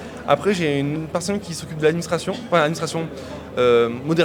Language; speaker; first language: French; native; French